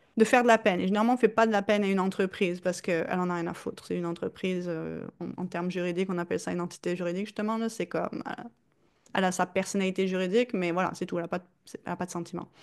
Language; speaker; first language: French; native; French